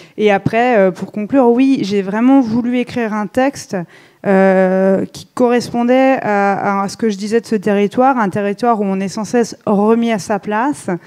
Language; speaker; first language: French; native; French